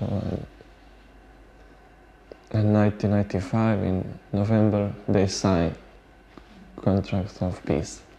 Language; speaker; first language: English; non-native, learner; Bosnian